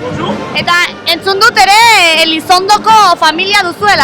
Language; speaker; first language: Basque; native; Basque